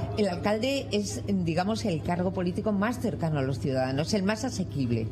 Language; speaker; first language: Spanish; native; Spanish